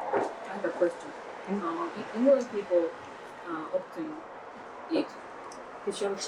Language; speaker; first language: English; non-native, learner; Japanese